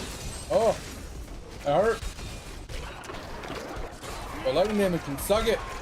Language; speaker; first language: English; native; English